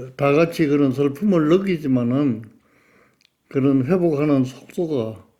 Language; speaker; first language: Korean; native; Korean